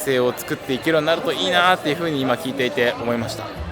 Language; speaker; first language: Japanese; native; Japanese